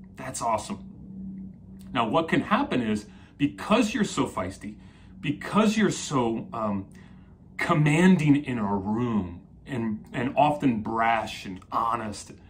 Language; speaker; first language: English; native; English